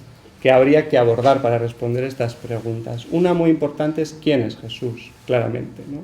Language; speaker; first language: Spanish; native; Spanish